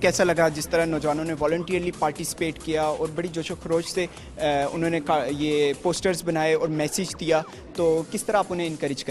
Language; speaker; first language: Urdu; native; Urdu